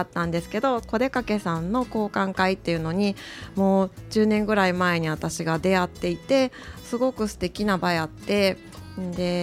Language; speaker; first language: Japanese; native; Japanese